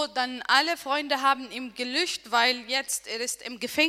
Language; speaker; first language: German; non-native, learner; Arabic